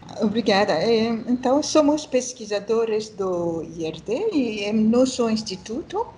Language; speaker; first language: Portuguese; non-native, learner; French